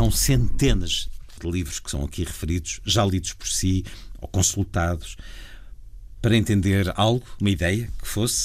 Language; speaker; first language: Portuguese; native; Portuguese